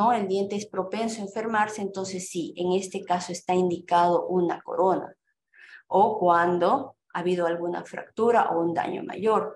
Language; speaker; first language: Spanish; native; Spanish